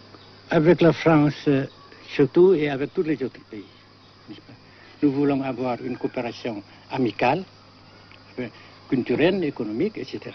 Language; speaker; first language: French; non-native, fluent; Vietnamese